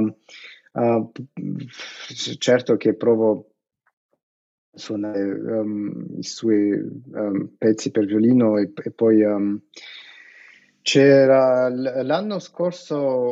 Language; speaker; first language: Italian; non-native, fluent; Russian